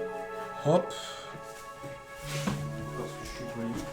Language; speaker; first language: French; native; French